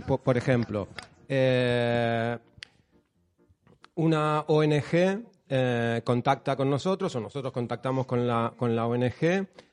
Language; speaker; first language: Spanish; native; Spanish